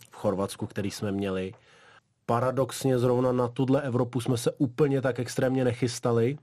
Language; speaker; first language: Czech; early bilingual, other home language; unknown